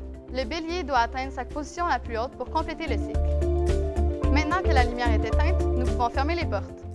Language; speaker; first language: French; native; French